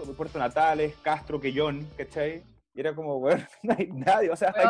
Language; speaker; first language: Spanish; native; Spanish